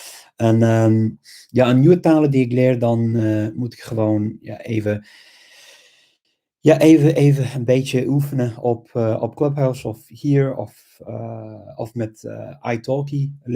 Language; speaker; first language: Dutch; non-native, fluent; English